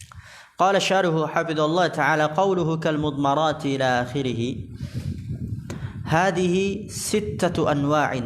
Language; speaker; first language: Arabic; non-native, fluent; Indonesian